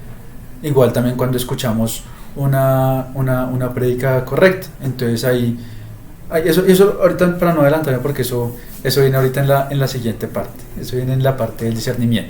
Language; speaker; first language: Spanish; native; Spanish